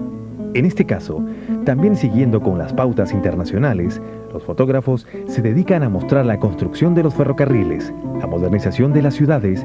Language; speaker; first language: Spanish; native; Spanish